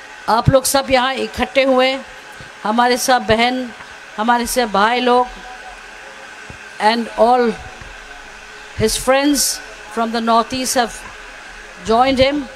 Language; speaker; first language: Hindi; non-native, local second language; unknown